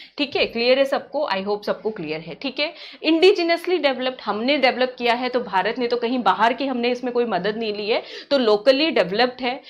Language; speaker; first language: Hindi; native; Hindi